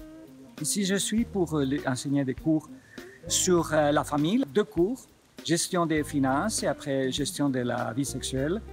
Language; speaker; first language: French; non-native, fluent; Spanish